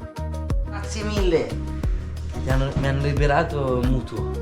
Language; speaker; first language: Italian; non-native, learner; Sinhala